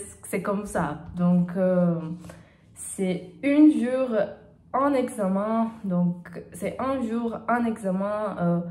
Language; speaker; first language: French; non-native, learner; Portuguese